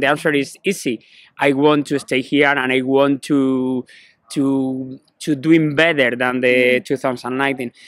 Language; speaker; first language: English; non-native, fluent; Spanish